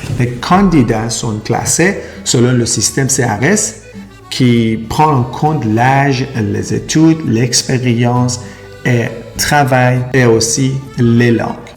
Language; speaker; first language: French; non-native, fluent; Persian